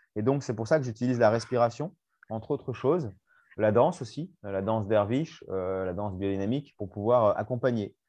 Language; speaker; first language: French; native; French